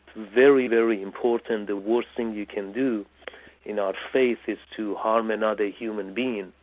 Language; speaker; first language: English; native; English